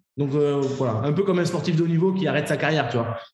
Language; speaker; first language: French; native; French